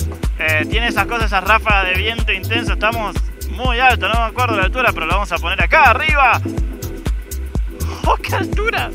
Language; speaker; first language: Spanish; native; Spanish